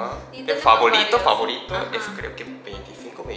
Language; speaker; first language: Spanish; non-native, learner; Japanese